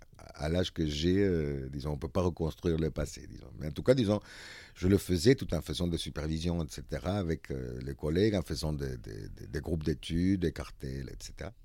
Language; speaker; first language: French; non-native, fluent; Spanish